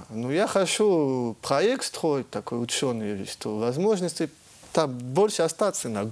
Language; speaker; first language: Russian; early bilingual, heritage; French